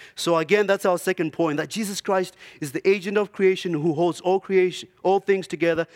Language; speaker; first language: English; non-native, local second language; Shona